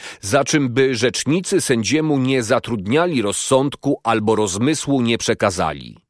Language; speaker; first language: Polish; native; Polish